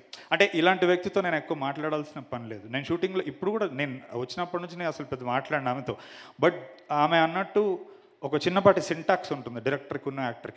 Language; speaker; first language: Telugu; native; Telugu